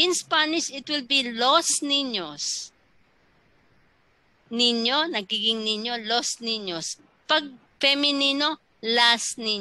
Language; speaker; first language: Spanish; non-native, learner; Filipino